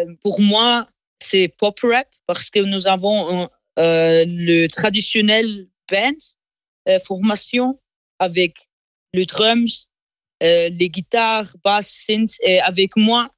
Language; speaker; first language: French; non-native, local second language; German